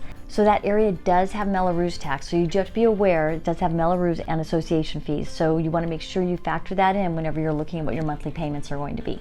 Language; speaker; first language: English; native; English